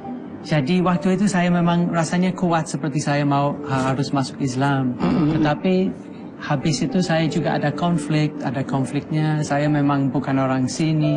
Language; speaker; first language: Indonesian; non-native, fluent; English